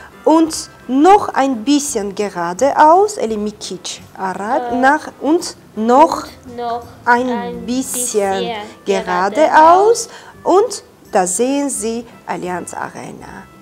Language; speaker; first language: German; non-native, fluent; Armenian